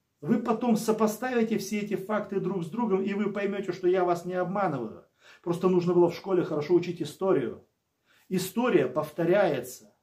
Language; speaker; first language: Russian; native; Russian